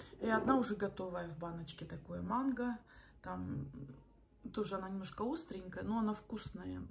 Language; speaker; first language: Russian; native; Russian